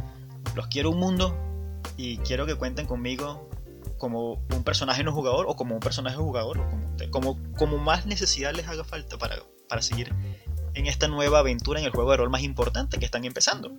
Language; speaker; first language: Spanish; native; Spanish